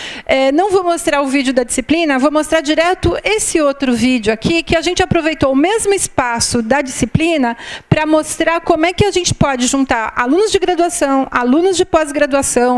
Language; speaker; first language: Portuguese; native; Portuguese